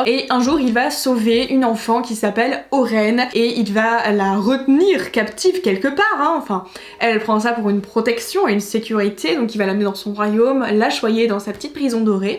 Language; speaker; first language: French; native; French